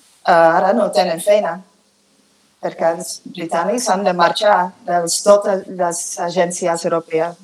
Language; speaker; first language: Catalan; non-native, fluent; English